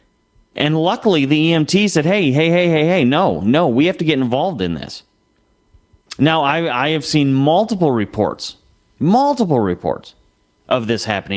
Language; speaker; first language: English; native; English